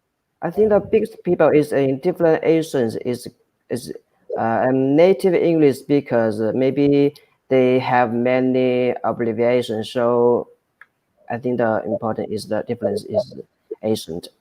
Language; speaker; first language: English; non-native, learner; Chinese